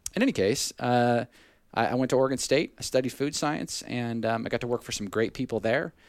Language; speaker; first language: English; native; English